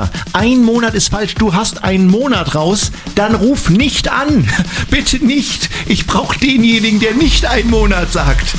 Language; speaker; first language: German; native; German